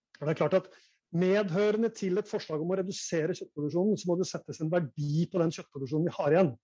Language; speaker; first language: Norwegian; native; Norwegian